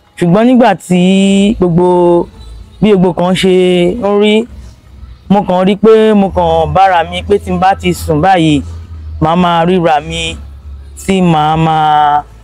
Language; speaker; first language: Yoruba; native; Yoruba